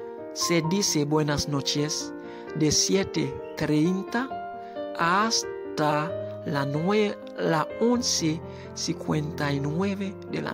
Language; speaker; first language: Spanish; non-native, local second language; Haitian Creole